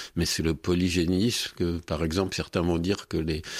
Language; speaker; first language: French; native; French